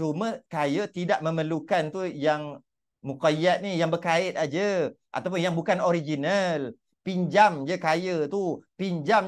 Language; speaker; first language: Malay; native; Malay